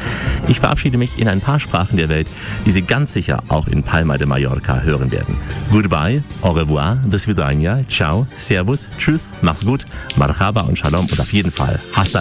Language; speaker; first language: German; native; German